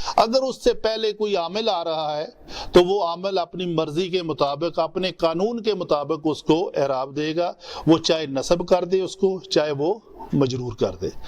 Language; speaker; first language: Urdu; non-native, local second language; Punjabi